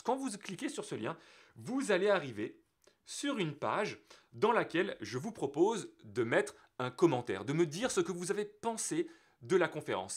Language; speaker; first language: French; native; French